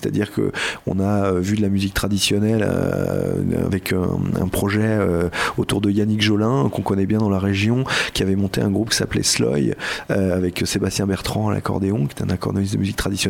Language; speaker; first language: French; native; French